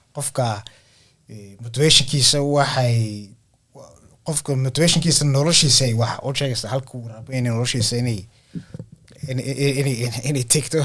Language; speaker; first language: Somali; early bilingual, heritage; Somali